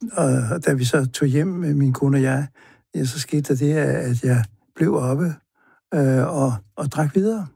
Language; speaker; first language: Danish; native; Danish